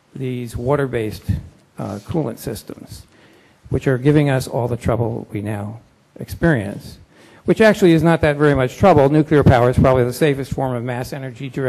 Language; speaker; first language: English; native; English